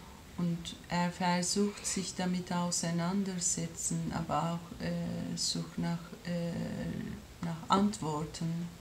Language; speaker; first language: German; non-native, fluent; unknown